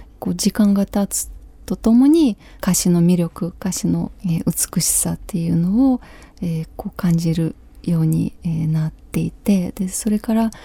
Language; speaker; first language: Japanese; non-native, fluent; Ukrainian